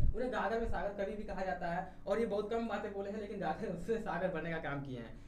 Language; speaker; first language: Hindi; native; Hindi